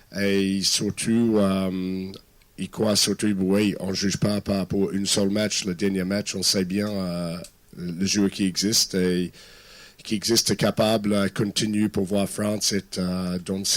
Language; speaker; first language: French; non-native, fluent; English